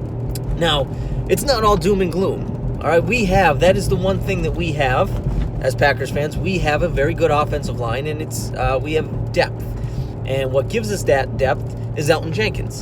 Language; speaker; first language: English; native; English